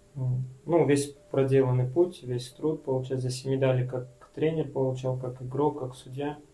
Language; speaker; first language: Russian; non-native, local second language; Kazakh